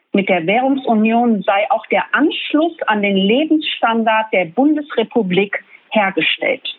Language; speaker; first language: German; early bilingual, other home language; Turkish